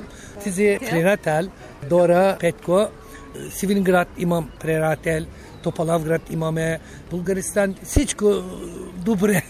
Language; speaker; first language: Bulgarian; non-native, learner; Turkish